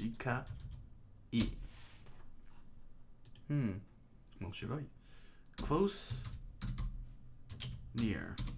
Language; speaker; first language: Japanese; non-native, learner; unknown